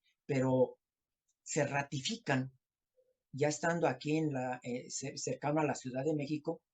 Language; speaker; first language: Spanish; native; Spanish